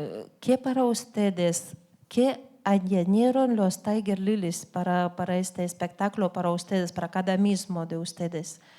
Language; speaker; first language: Spanish; non-native, fluent; Lithuanian